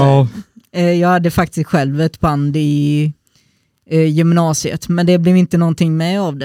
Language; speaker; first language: Swedish; native; Swedish